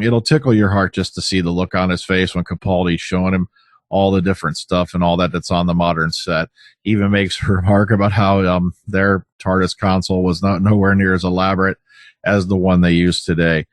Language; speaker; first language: English; native; English